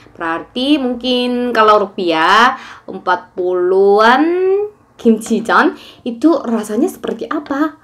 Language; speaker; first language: Indonesian; non-native, fluent; Korean